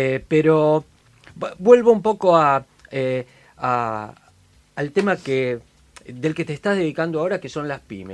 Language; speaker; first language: Spanish; native; Spanish